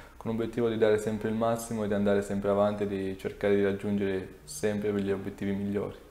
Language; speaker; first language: Italian; early bilingual, other home language; Serbian